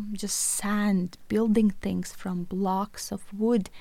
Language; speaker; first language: English; non-native, fluent; Latvian